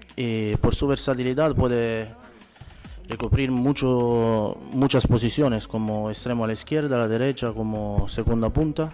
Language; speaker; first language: Spanish; non-native, fluent; Italian